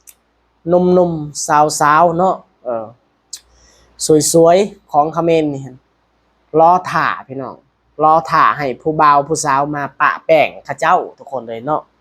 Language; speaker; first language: Thai; non-native, local second language; Lao